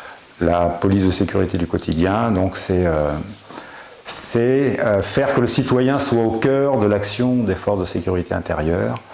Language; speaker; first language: French; native; French